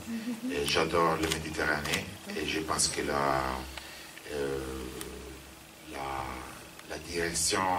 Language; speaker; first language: French; non-native, fluent; Italian